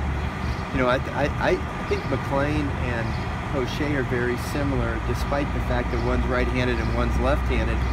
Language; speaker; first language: English; native; English